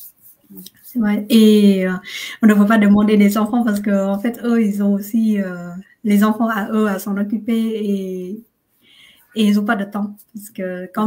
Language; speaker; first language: French; non-native, fluent; Vietnamese